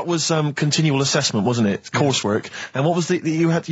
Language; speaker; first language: English; native; English